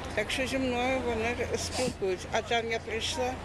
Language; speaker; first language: Ukrainian; non-native, local second language; Russian